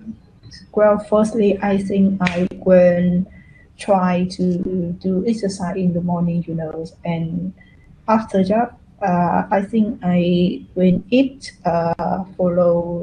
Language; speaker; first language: English; non-native, learner; Vietnamese